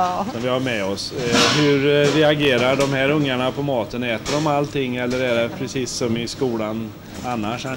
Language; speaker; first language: Swedish; native; Swedish